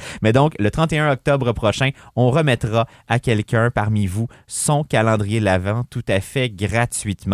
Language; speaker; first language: French; native; French